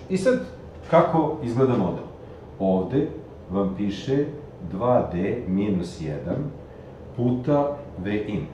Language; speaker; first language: Serbian; native; Serbian